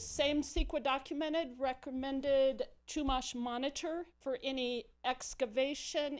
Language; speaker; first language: English; native; English